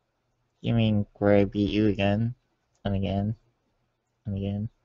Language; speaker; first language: English; native; English